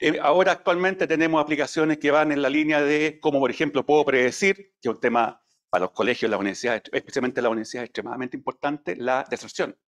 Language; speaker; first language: Spanish; native; Spanish